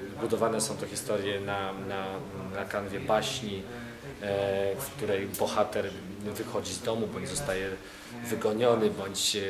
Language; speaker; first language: Polish; native; Polish